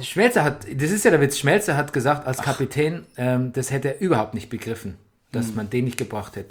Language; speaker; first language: German; native; German